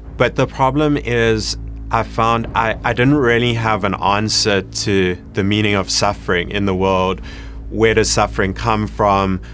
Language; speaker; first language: English; native; English